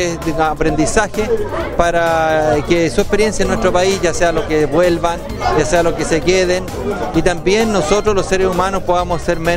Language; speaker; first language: Spanish; native; Spanish